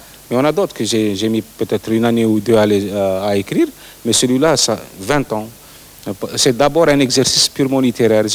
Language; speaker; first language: French; non-native, local second language; Arabic